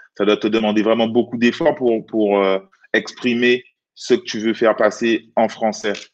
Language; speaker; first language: French; native; French